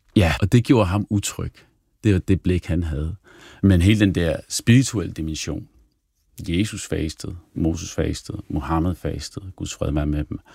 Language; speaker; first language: Danish; early bilingual, other home language; Arabic